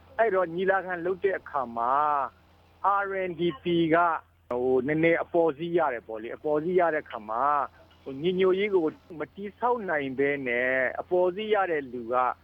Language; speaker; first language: Burmese; native; Burmese